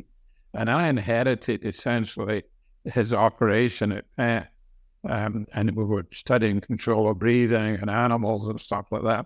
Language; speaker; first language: English; native; English